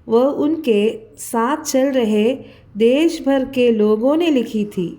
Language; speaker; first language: Hindi; non-native, local second language; Malayalam